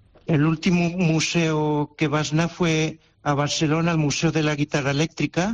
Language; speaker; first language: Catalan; non-native, local second language; Spanish